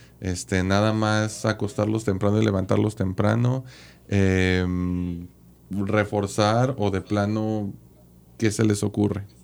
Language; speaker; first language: Spanish; native; Spanish